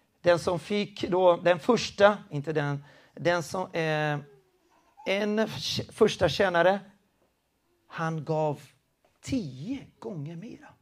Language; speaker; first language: Swedish; non-native, fluent; Spanish